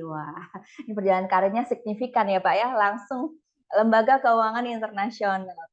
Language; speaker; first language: Indonesian; native; Indonesian